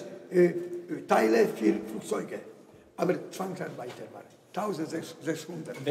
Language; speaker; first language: German; non-native, learner; Polish